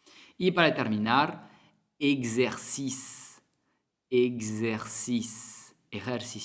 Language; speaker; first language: Spanish; non-native, fluent; French